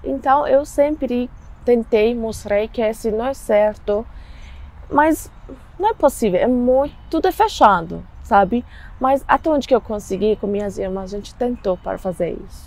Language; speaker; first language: Portuguese; non-native, learner; Persian